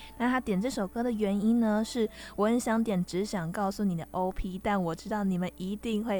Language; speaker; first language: Chinese; native; Chinese